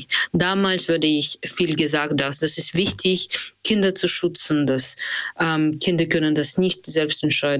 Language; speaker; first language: German; non-native, learner; Russian